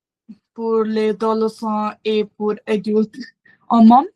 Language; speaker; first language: French; non-native, learner; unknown